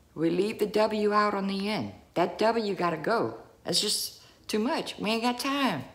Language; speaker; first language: English; native; English